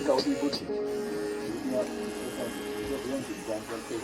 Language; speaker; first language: Chinese; native; Chinese